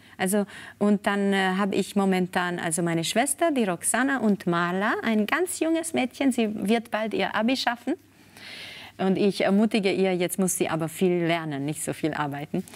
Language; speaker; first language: German; non-native, fluent; Spanish